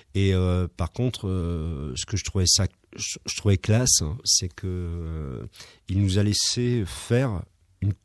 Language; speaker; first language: French; native; French